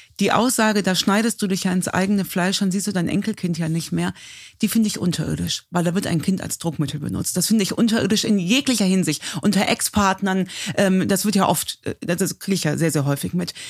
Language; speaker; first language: German; native; German